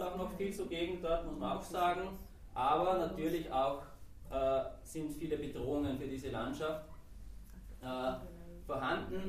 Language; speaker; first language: German; native; German